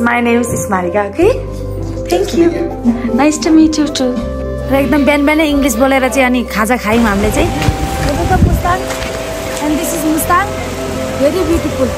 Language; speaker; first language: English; non-native, learner; Nepali